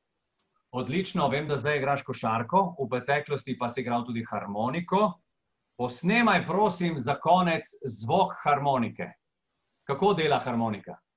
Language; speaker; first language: Slovenian; native; Slovenian